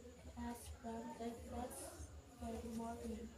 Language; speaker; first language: English; non-native, learner; Indonesian